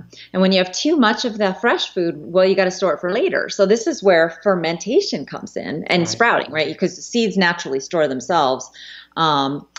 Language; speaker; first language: English; native; English